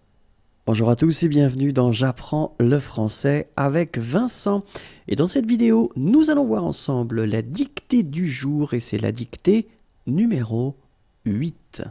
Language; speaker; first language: French; native; French